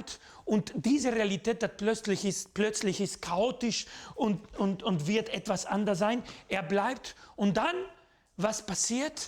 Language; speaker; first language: German; non-native, fluent; Spanish